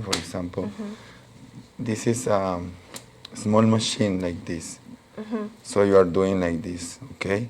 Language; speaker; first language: English; non-native, local second language; Spanish